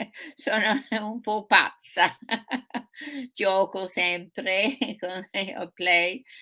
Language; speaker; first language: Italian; early bilingual, heritage; Sicilian